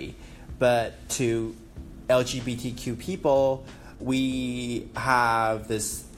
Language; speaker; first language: English; non-native, fluent; Chinese